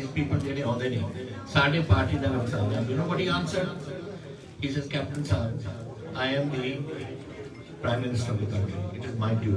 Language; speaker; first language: Hindi; non-native, local second language; Punjabi